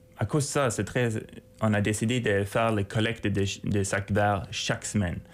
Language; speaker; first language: French; non-native, fluent; Swedish